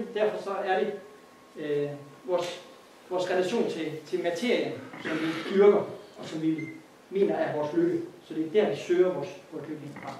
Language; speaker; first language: Danish; native; Danish